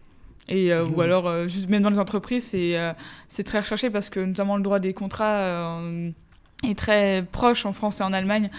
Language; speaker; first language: French; native; French